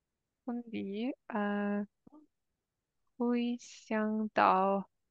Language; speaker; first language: Chinese; non-native, learner; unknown